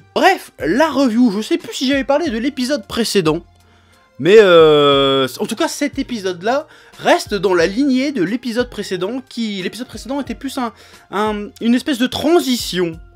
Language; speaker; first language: French; native; French